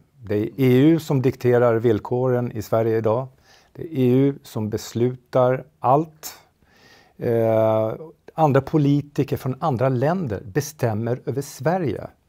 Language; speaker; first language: Swedish; native; Swedish